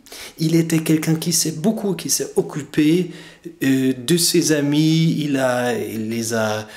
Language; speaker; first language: French; non-native, fluent; German